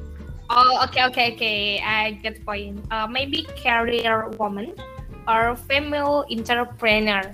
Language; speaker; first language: English; non-native, learner; Indonesian